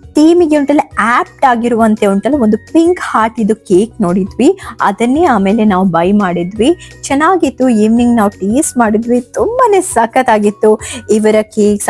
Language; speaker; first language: Kannada; non-native, local second language; Tulu